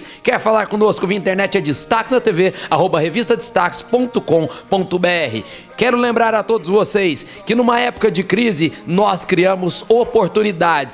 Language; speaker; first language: Portuguese; native; Portuguese